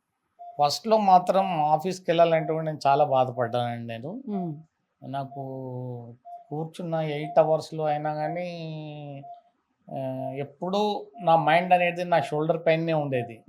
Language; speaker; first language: Telugu; native; Telugu